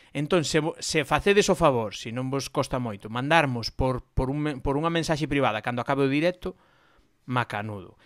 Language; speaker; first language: Galician; non-native, local second language; Spanish